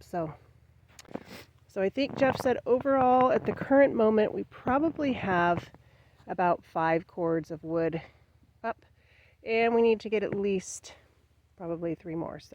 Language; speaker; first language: English; native; English